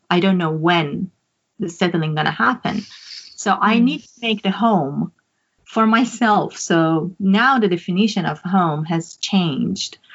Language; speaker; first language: English; non-native, fluent; Persian